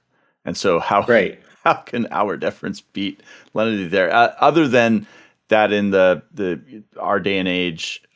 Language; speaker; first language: English; native; English